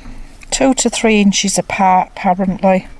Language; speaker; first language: English; native; English